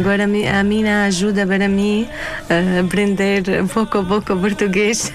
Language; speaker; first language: Portuguese; non-native, learner; Arabic